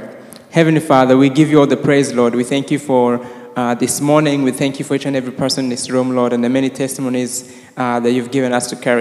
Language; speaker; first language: English; non-native, local second language; Kinyarwanda